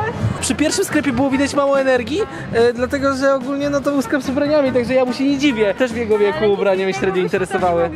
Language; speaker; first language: Polish; native; Polish